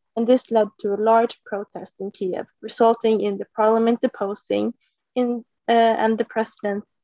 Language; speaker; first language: English; non-native, fluent; Norwegian